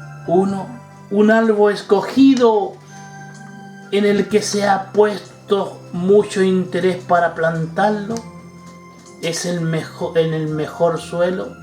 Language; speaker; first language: Spanish; native; Spanish